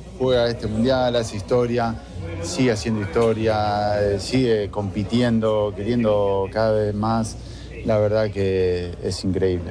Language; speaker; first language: Spanish; native; Spanish